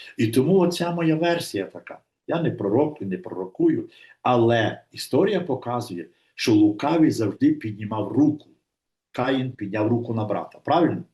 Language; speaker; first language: Ukrainian; native; Ukrainian